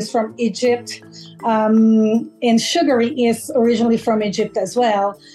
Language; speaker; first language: English; non-native, fluent; Portuguese